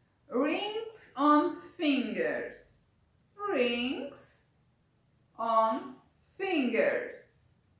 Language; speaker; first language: English; non-native, learner; Portuguese